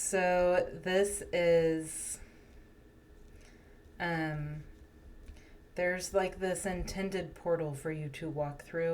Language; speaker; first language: English; native; English